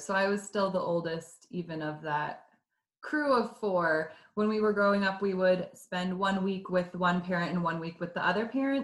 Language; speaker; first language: English; native; English